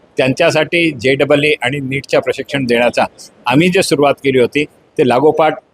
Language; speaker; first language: Marathi; non-native, local second language; Hindi